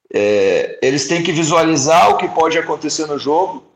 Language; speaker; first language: Portuguese; native; Portuguese